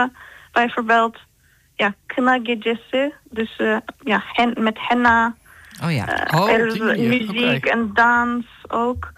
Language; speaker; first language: Dutch; non-native, fluent; Turkish